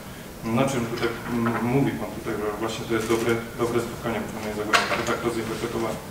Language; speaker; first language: Polish; native; Polish